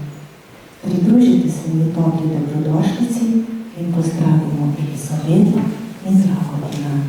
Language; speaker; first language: Slovenian; native; Slovenian